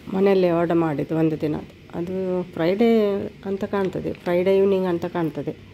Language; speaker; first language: Kannada; non-native, local second language; Tulu